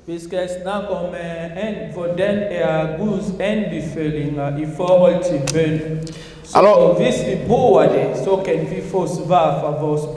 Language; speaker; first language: Danish; non-native, fluent; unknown